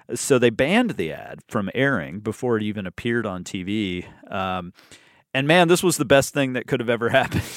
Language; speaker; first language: English; native; English